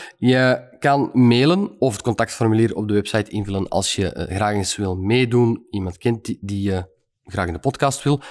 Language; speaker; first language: Dutch; native; Dutch